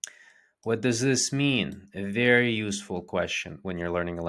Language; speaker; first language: English; native; English